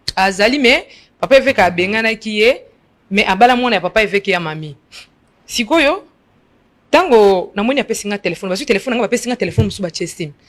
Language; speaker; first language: Lingala; non-native, local second language; Luba-Lulua